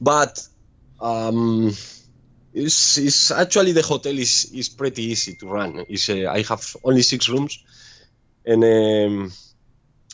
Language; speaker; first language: English; non-native, fluent; Spanish